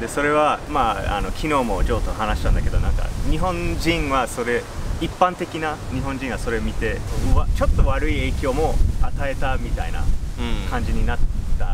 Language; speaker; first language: Japanese; non-native, fluent; English